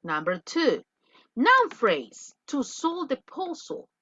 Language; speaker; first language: English; non-native, fluent; Spanish